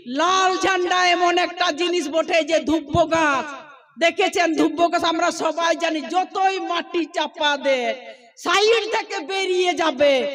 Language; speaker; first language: Bangla; non-native, local second language; Santali